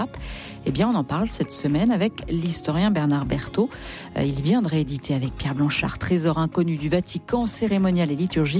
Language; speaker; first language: French; native; French